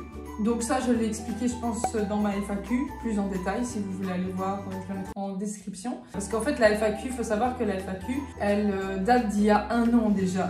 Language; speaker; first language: French; native; French